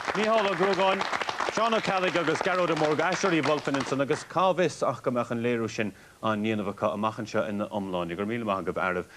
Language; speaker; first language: Irish; native; Irish